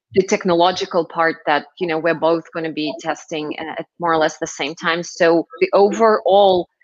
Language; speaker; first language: English; non-native, fluent; Russian